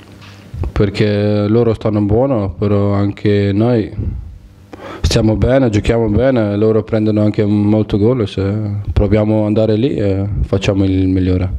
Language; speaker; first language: Italian; non-native, fluent; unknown